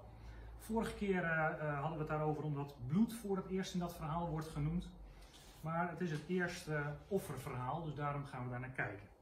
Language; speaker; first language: Dutch; native; Dutch